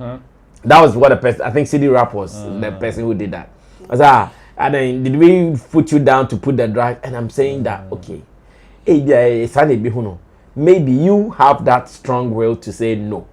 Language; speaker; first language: English; non-native, local second language; Akan